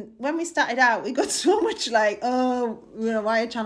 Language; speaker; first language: English; native; English